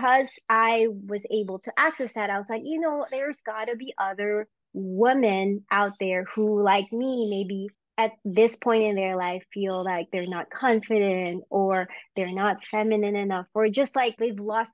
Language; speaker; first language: English; non-native, local second language; Filipino